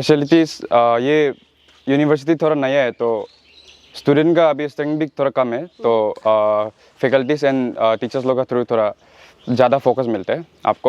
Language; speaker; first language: Hindi; non-native, local second language; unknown